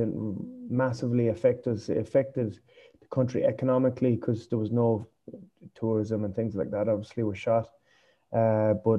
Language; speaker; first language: English; native; English